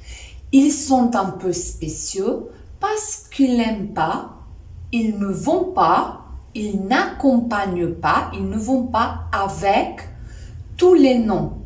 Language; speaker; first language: French; non-native, fluent; Spanish